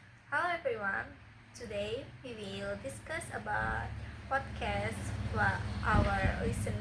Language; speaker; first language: English; non-native, learner; Indonesian